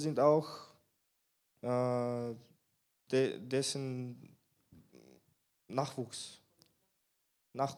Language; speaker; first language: German; non-native, fluent; Bulgarian